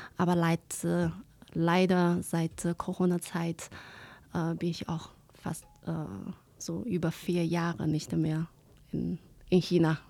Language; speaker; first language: German; non-native, fluent; Chinese